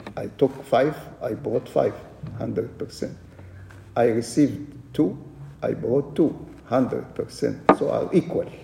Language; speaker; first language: English; non-native, fluent; Arabic